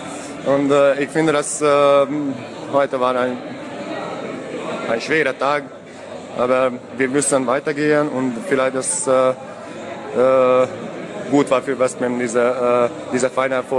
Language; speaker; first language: German; non-native, learner; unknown